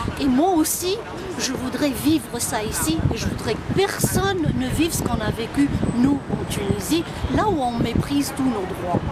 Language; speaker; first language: French; non-native, local second language; Arabic